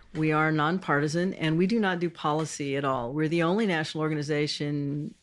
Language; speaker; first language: English; native; English